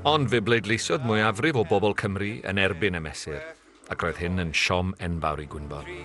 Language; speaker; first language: Welsh; native; Welsh